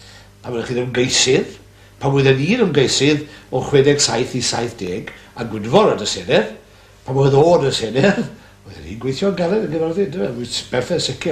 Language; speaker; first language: Welsh; native; Welsh